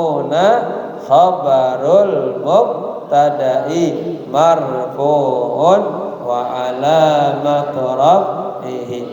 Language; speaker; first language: Arabic; non-native, fluent; Indonesian